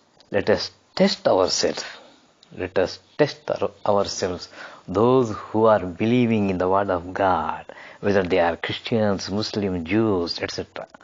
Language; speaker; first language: English; non-native, local second language; Telugu